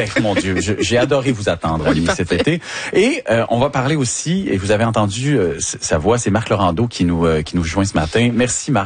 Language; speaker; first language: French; native; French